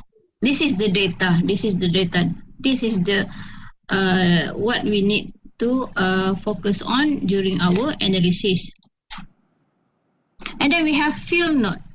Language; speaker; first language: English; non-native, fluent; Malay